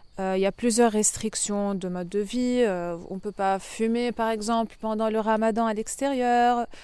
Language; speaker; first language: French; non-native, fluent; Arabic